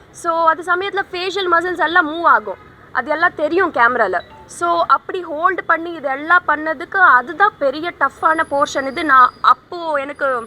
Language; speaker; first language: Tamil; non-native, learner; Telugu